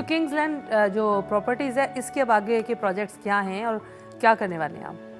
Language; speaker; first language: Urdu; native; Urdu